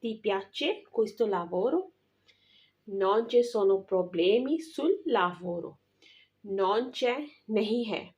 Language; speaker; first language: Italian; non-native, learner; Urdu